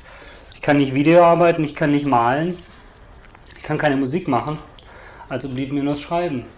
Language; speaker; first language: German; native; German